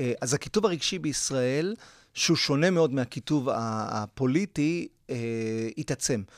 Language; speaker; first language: Hebrew; early bilingual, other home language; Spanish